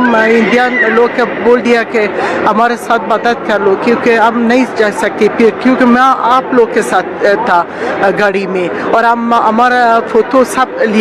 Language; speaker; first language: Hindi; non-native, learner; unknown